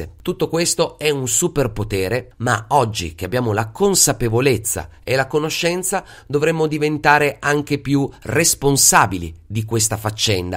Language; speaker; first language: Italian; native; Italian